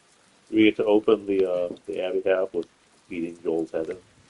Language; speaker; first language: English; native; English